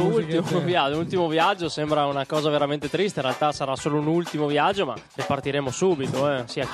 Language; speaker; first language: Italian; native; Italian